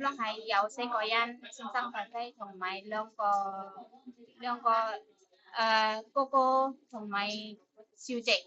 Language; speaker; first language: Cantonese; non-native, learner; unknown